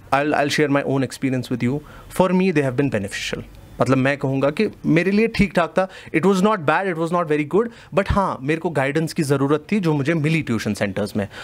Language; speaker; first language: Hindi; non-native, local second language; Kashmiri